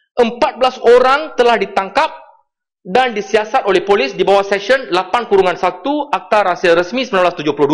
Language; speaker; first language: Malay; non-native, local second language; Tamil